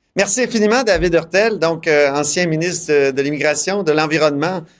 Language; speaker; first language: French; native; French